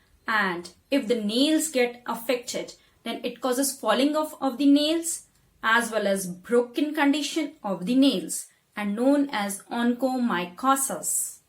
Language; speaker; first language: English; non-native, local second language; Hindi